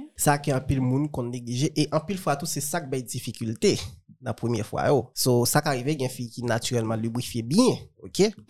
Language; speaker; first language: French; non-native, local second language; Haitian Creole